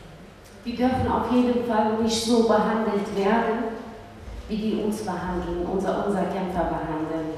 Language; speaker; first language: German; early bilingual, other home language; Kurdish